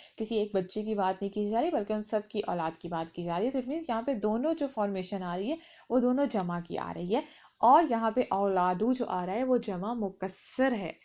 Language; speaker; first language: Urdu; native; Urdu